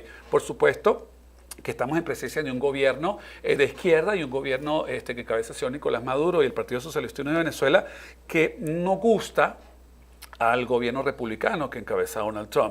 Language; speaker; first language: Spanish; native; Spanish